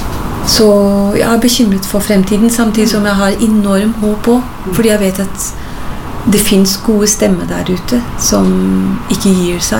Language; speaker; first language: Norwegian; non-native, fluent; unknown